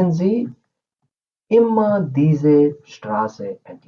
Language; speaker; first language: German; non-native, fluent; Urdu